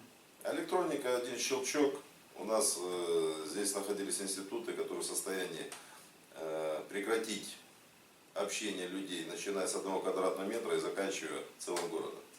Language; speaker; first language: Russian; native; Russian